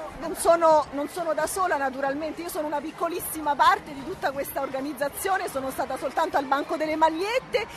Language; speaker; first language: Italian; native; Italian